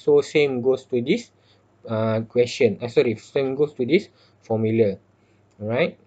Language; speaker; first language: English; non-native, local second language; Malay